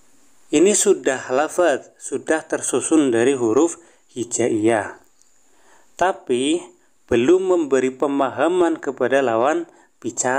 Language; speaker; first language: Indonesian; native; Indonesian